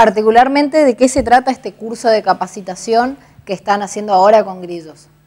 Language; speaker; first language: Spanish; native; Spanish